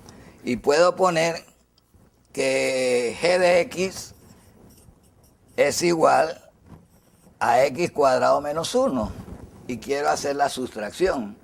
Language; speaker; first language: Spanish; native; Spanish